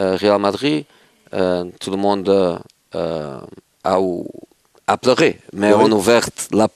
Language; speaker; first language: French; non-native, fluent; Portuguese